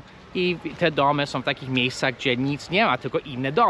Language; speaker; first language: Polish; non-native, fluent; English